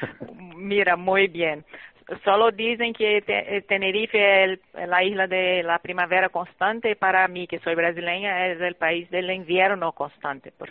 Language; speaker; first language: Spanish; non-native, fluent; Portuguese